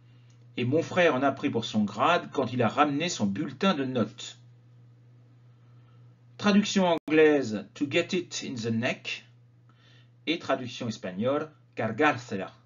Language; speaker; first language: French; native; French